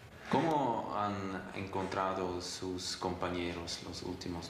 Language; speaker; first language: Spanish; non-native, fluent; German